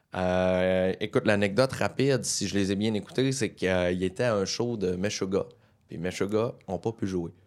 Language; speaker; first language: French; native; French